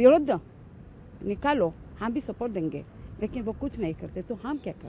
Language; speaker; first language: Hindi; early bilingual, heritage; Hindi